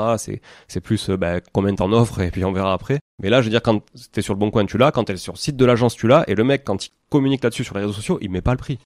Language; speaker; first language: French; native; French